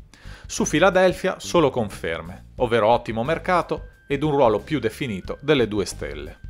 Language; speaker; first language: Italian; native; Italian